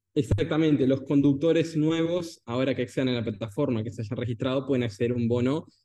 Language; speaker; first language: Spanish; native; Spanish